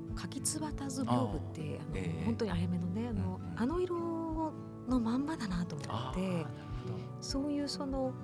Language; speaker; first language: Japanese; early bilingual, heritage; English